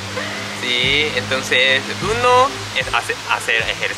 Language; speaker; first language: Spanish; non-native, learner; Japanese